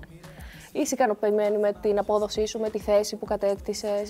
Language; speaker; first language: Greek; native; Greek